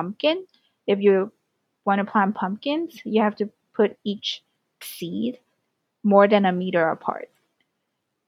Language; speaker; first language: English; non-native, local second language; Cantonese